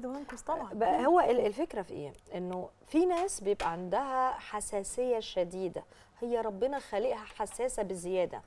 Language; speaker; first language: Arabic; native; Arabic